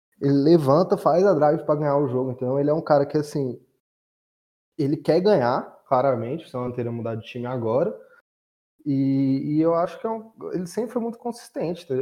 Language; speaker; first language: Portuguese; native; Portuguese